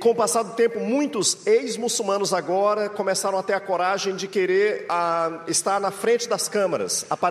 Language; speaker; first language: Portuguese; non-native, fluent; Arabic